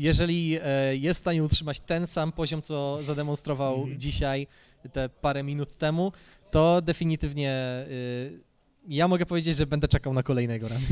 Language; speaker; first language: Polish; native; Polish